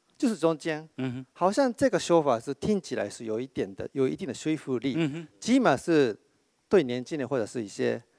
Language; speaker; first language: Chinese; non-native, fluent; Japanese